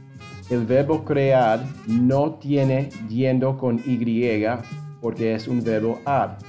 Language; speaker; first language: Spanish; non-native, fluent; English